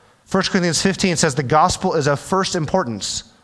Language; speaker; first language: English; early bilingual, other home language; Chinese